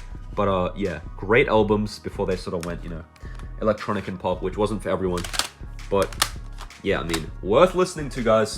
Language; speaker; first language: English; native; English